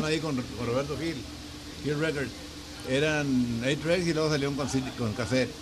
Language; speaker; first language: Spanish; native; Spanish